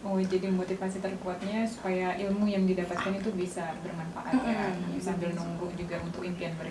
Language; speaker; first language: Indonesian; native; Indonesian